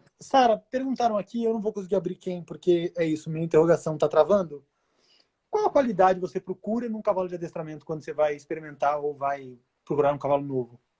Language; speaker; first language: Portuguese; native; Portuguese